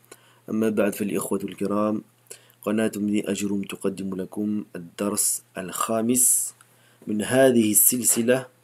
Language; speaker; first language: Arabic; non-native, fluent; French